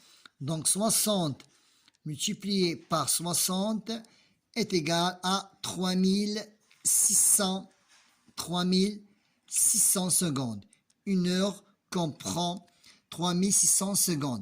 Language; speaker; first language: French; non-native, local second language; Arabic